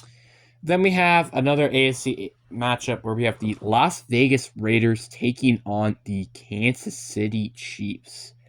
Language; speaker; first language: English; native; English